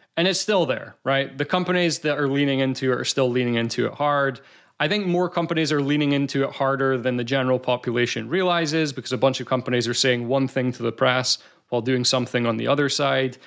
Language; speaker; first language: English; native; English